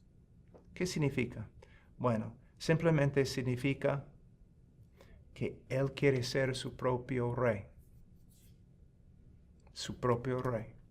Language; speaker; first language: Spanish; non-native, fluent; English